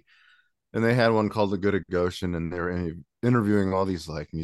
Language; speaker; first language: English; native; English